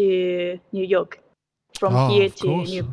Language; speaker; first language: English; non-native, learner; Japanese